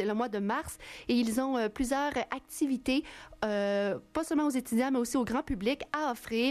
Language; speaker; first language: French; native; French